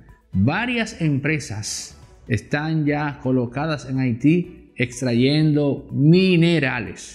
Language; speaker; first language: Spanish; native; Spanish